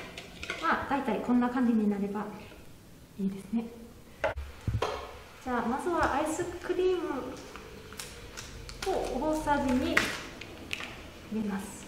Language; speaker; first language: Japanese; non-native, fluent; German